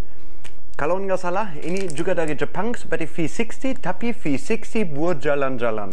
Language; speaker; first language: Indonesian; non-native, fluent; German